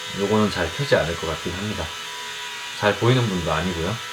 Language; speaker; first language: Korean; native; Korean